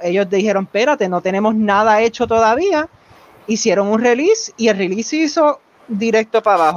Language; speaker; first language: Spanish; native; Spanish